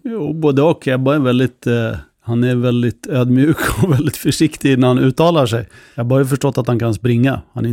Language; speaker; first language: Swedish; native; Swedish